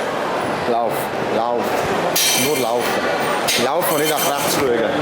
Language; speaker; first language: German; non-native, local second language; Croatian